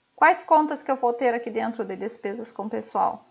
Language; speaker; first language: Portuguese; native; Portuguese